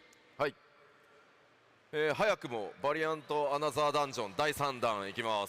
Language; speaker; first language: Japanese; native; Japanese